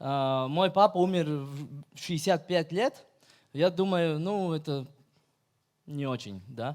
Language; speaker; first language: Russian; non-native, fluent; Latvian